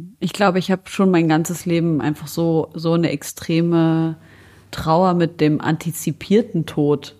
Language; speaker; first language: German; early bilingual, other home language; Arabic